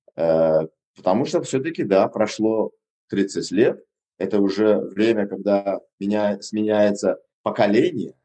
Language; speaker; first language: Russian; non-native, local second language; Uzbek